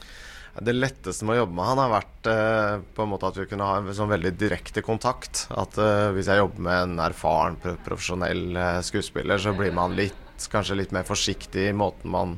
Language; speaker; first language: Norwegian; native; Norwegian